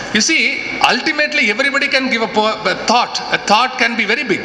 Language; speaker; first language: English; non-native, local second language; Tamil